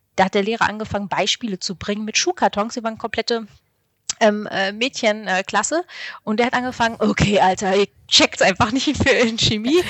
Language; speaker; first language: German; early bilingual, other home language; Arabic